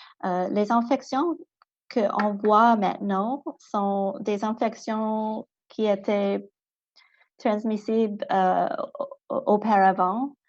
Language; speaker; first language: French; non-native, local second language; English